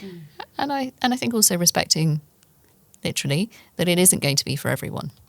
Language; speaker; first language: English; native; English